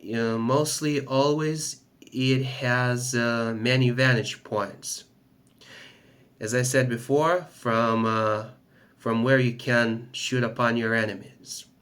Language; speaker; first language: English; non-native, fluent; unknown